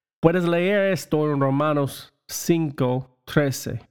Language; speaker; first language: Spanish; non-native, learner; English